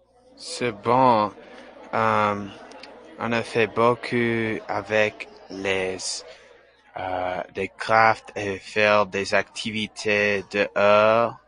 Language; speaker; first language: French; non-native, learner; English